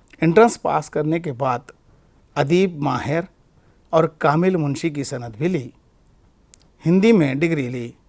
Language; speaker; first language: Urdu; native; Urdu